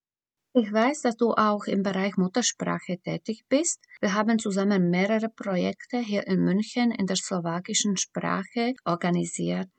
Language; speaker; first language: German; non-native, fluent; Slovak